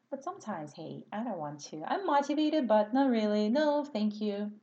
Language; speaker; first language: English; non-native, fluent; Russian